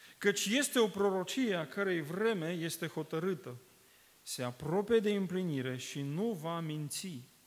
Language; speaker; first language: Romanian; non-native, fluent; Russian